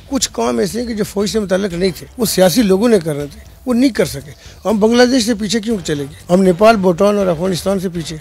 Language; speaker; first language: Urdu; non-native, local second language; Punjabi